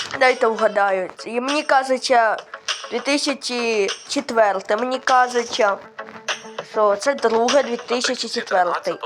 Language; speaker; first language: Ukrainian; non-native, local second language; Russian